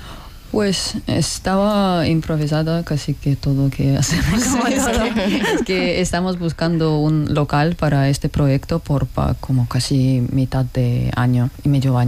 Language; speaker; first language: Spanish; non-native, learner; Russian